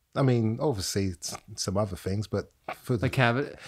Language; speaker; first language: English; native; English